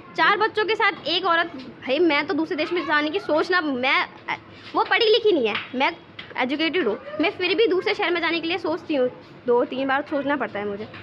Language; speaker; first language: Hindi; native; Hindi